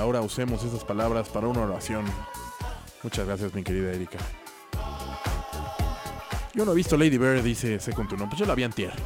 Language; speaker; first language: Spanish; native; Spanish